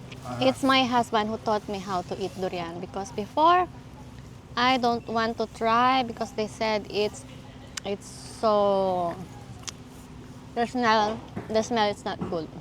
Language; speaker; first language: English; non-native, local second language; Filipino